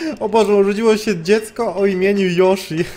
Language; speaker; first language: Polish; native; Polish